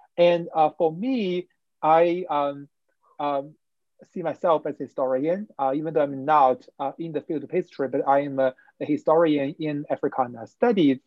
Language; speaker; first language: English; non-native, fluent; Chinese